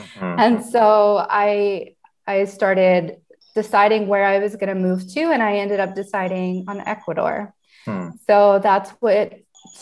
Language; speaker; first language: English; native; English